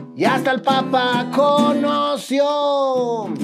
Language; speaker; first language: Spanish; native; Spanish